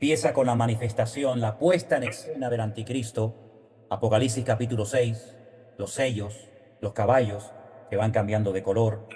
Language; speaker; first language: Spanish; native; Spanish